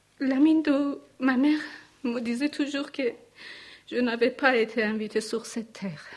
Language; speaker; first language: French; non-native, learner; Persian